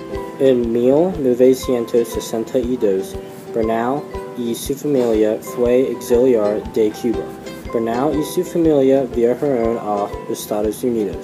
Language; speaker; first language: Spanish; non-native, learner; English